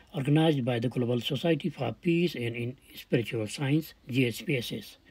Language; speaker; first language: English; non-native, local second language; Nepali